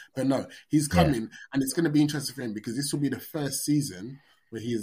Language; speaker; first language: English; native; English